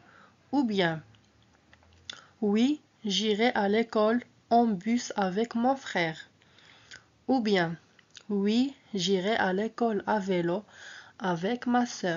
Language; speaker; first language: French; non-native, local second language; Arabic